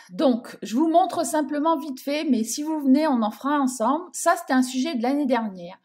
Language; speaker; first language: French; native; French